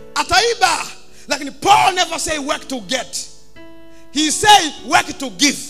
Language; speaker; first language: English; non-native, local second language; Swahili